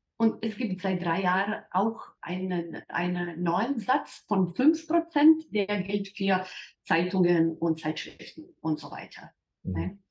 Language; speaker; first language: German; non-native, fluent; Slovenian